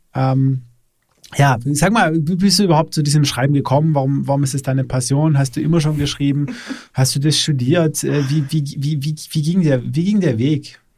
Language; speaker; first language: German; native; German